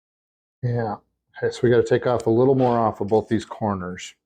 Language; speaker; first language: English; native; English